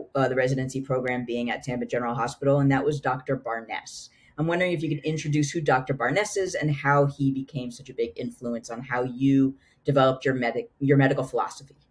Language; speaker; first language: English; native; English